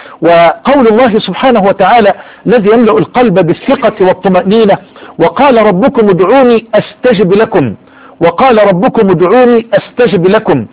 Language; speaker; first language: Arabic; native; Arabic